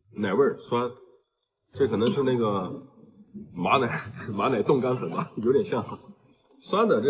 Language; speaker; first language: Chinese; native; Chinese